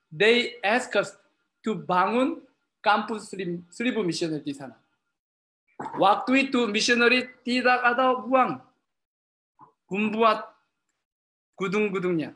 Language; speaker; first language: Indonesian; non-native, learner; Korean